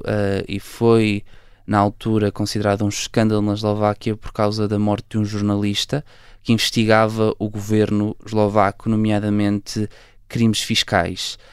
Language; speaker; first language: Portuguese; native; Portuguese